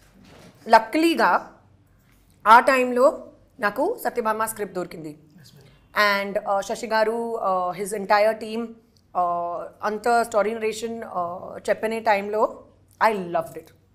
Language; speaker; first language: Telugu; non-native, fluent; Hindi